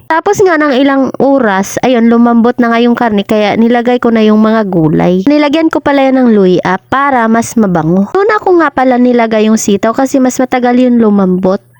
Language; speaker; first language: Filipino; non-native, local second language; Cebuano